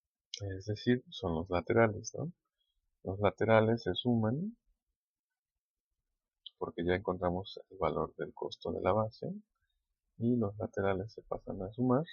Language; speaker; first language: Spanish; native; Spanish